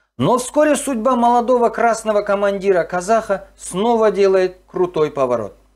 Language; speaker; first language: Russian; non-native, local second language; Kazakh